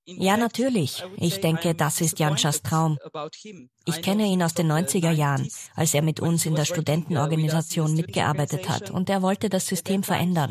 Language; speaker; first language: German; non-native, fluent; Slovenian